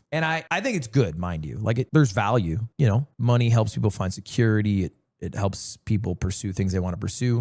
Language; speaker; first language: English; native; English